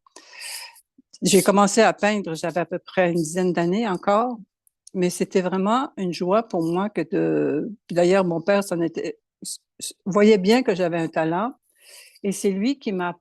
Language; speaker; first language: French; native; French